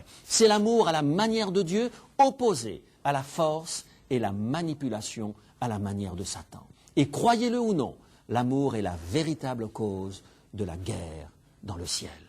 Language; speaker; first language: French; native; French